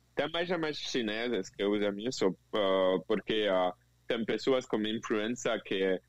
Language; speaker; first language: Portuguese; non-native, fluent; French